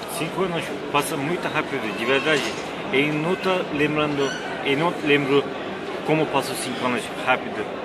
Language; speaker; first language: Portuguese; non-native, learner; Turkish